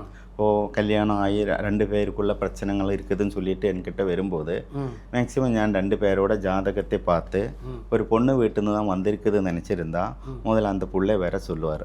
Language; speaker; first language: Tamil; non-native, local second language; Malayalam